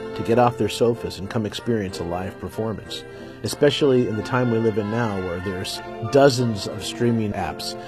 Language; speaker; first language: English; native; English